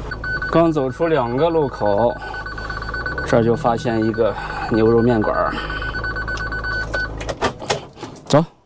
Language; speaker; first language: Chinese; native; Chinese